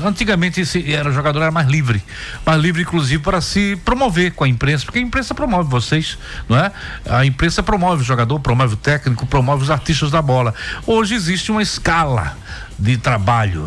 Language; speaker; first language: Portuguese; native; Portuguese